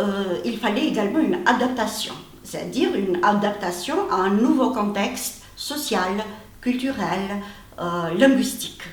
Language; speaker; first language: French; non-native, fluent; Albanian